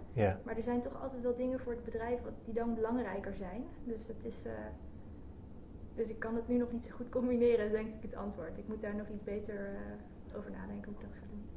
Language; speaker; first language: Dutch; native; Dutch